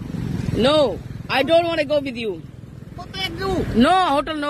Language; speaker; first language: English; non-native, learner; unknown